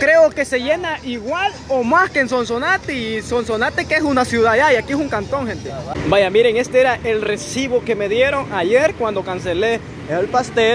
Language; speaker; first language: Spanish; native; Spanish